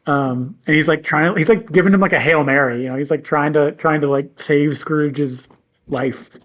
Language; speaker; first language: English; native; English